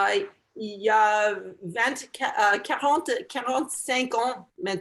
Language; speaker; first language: French; non-native, learner; English